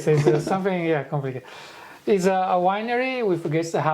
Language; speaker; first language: English; non-native, fluent; Italian